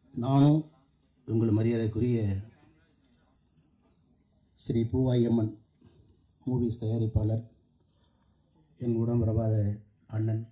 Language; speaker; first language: Tamil; native; Tamil